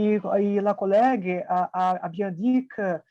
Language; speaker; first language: French; non-native, fluent; Portuguese